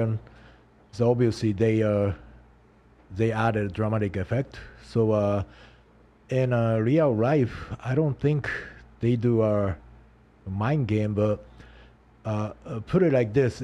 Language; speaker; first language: English; non-native, learner; Japanese